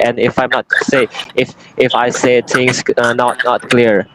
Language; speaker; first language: English; non-native, learner; Indonesian